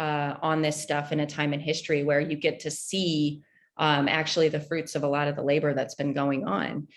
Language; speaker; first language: English; native; English